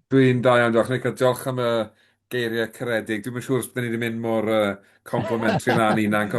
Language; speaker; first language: Welsh; native; Welsh